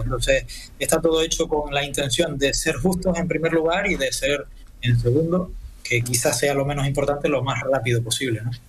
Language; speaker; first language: Spanish; native; Spanish